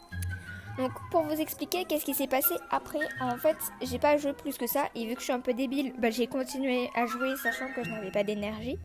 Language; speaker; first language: French; native; French